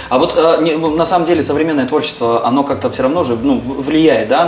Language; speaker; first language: Russian; native; Russian